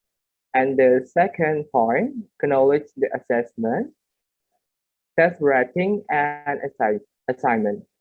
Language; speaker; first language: English; non-native, learner; Indonesian